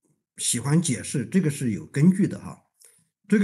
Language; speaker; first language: Chinese; native; Chinese